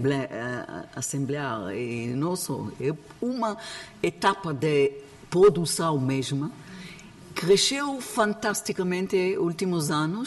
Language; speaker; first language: Portuguese; non-native, learner; Hebrew